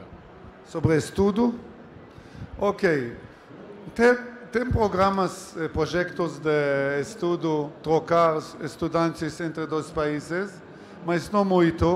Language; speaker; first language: Portuguese; non-native, learner; Hebrew